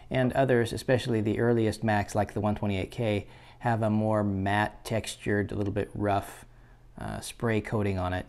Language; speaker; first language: English; native; English